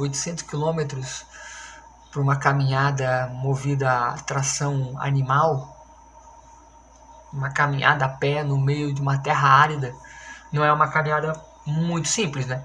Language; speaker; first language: Portuguese; native; Portuguese